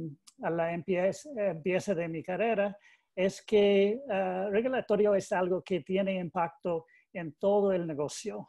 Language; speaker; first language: Spanish; non-native, learner; English